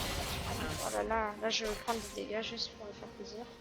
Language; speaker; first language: French; native; French